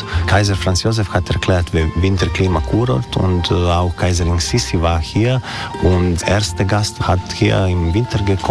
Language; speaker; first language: German; non-native, learner; Croatian